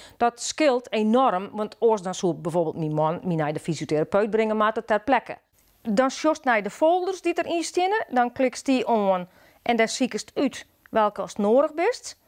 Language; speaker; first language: Dutch; non-native, local second language; Western Frisian